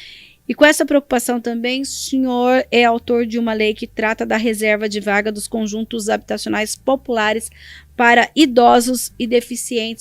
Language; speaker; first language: Portuguese; native; Portuguese